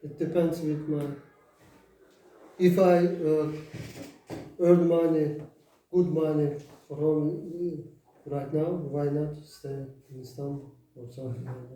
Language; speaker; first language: English; non-native, learner; Turkish